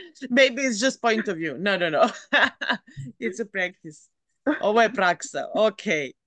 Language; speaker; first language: English; non-native, fluent; Serbian